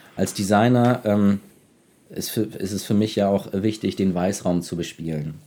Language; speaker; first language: German; native; German